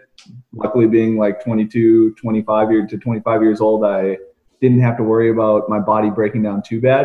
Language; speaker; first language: English; native; English